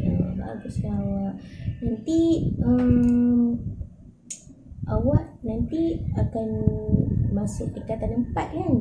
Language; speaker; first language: Malay; native; Malay